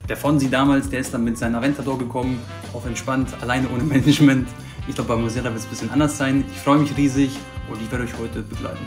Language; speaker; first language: German; native; German